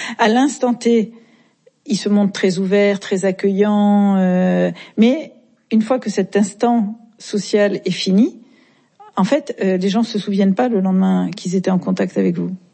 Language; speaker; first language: French; native; French